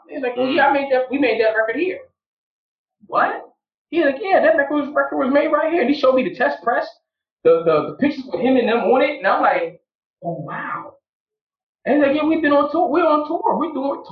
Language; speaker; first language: English; native; English